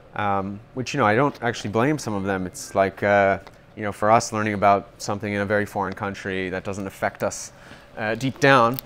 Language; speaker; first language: English; native; English